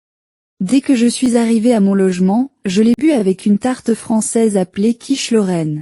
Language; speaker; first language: French; non-native, learner; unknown